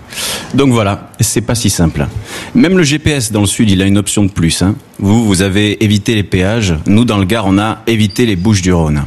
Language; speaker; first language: French; native; French